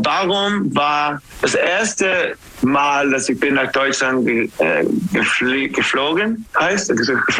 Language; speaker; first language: German; non-native, learner; English